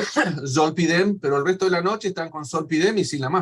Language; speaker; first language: Spanish; native; Spanish